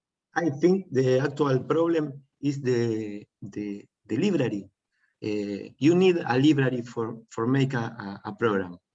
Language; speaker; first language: English; non-native, learner; Spanish